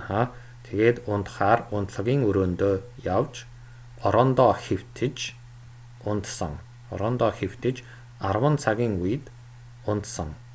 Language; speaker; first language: Mongolian; non-native, fluent; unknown